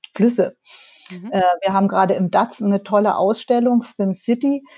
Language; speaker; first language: German; native; German